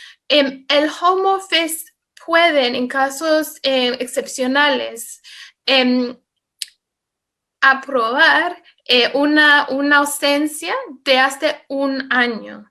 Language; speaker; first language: Spanish; non-native, fluent; English